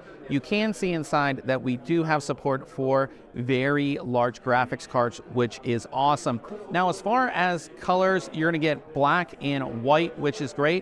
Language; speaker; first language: English; native; English